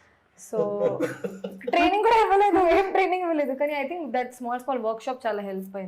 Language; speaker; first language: Telugu; non-native, local second language; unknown